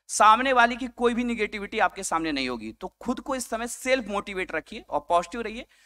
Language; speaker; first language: Hindi; native; Hindi